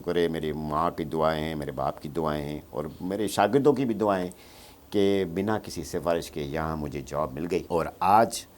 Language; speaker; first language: Urdu; non-native, local second language; Sindhi